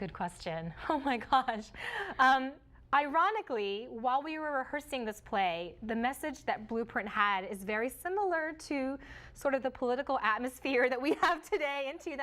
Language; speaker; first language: English; early bilingual, other home language; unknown